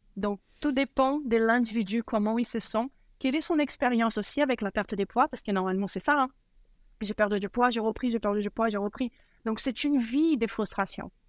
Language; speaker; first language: French; non-native, fluent; Portuguese